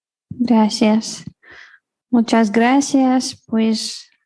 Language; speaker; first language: Spanish; non-native, fluent; Russian